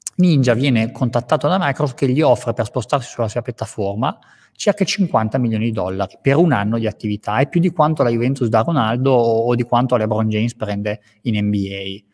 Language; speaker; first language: Italian; native; Italian